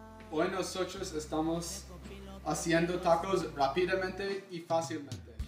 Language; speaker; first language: Spanish; non-native, learner; English